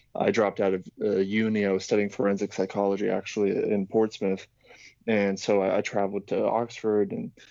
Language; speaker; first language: English; non-native, fluent; Slovak